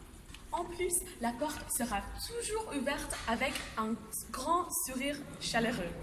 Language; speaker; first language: French; non-native, fluent; English